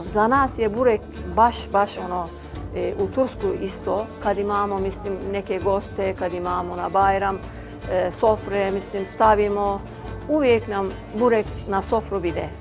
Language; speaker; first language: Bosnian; early bilingual, heritage; Bosnian